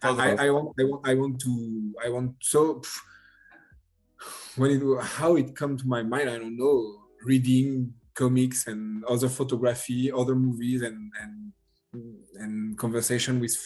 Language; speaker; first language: English; non-native, learner; French